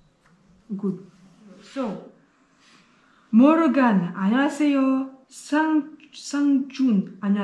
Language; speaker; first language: Korean; non-native, learner; French